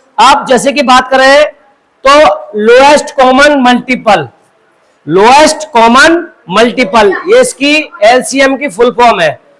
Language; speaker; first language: Hindi; native; Hindi